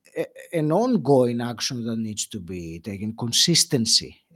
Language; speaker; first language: English; non-native, fluent; Greek